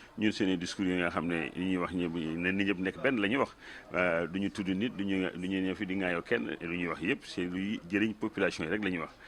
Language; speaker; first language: Wolof; non-native, local second language; Fula